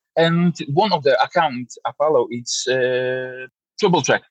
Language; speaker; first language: English; non-native, fluent; Polish